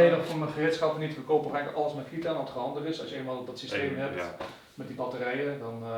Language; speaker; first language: Dutch; native; Dutch